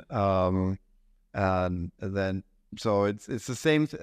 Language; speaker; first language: English; non-native, fluent; German